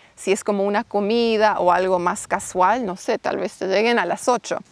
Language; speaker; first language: Spanish; non-native, fluent; English